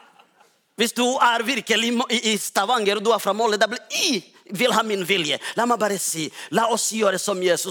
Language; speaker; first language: Swedish; non-native, learner; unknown